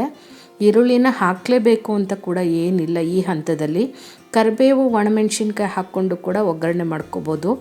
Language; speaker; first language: Kannada; native; Kannada